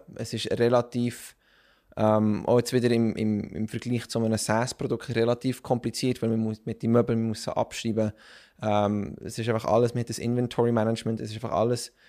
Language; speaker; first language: German; native; German